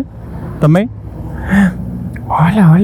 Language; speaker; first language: Portuguese; non-native, learner; Spanish